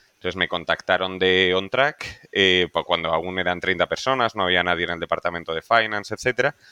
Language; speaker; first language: Spanish; native; Spanish